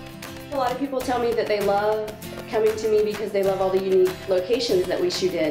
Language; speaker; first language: English; native; English